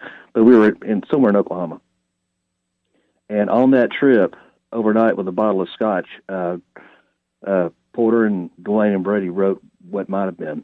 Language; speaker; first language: English; native; English